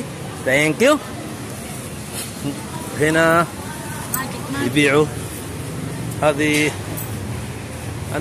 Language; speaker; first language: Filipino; non-native, learner; Arabic